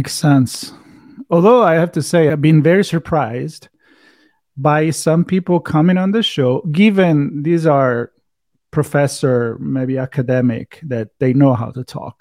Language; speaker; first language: English; non-native, fluent; Italian